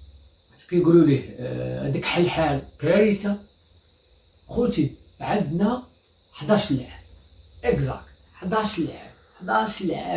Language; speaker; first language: Arabic; native; Arabic